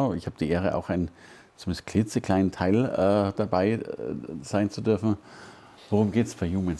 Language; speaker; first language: German; native; German